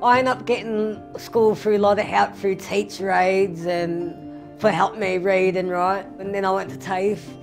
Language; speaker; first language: English; native; English